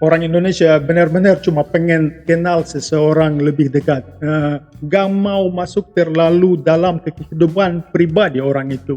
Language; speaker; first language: Indonesian; non-native, fluent; Russian